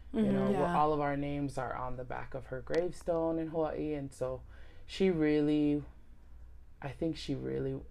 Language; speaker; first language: English; native; English